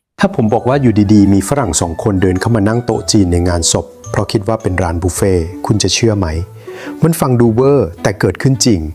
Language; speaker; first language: Thai; native; Thai